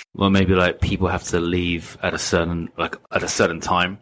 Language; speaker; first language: English; native; English